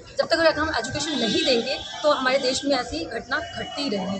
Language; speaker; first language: Hindi; native; Hindi